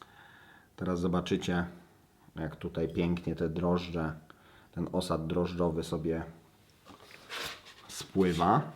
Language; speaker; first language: Polish; native; Polish